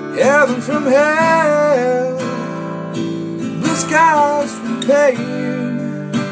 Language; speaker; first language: English; non-native, fluent; Indonesian